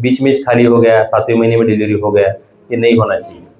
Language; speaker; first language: Hindi; non-native, local second language; Marathi